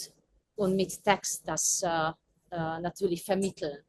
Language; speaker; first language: German; non-native, fluent; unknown